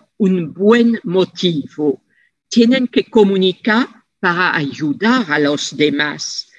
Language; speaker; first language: Spanish; non-native, fluent; French